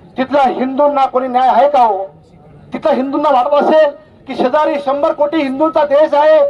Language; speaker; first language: Marathi; native; Marathi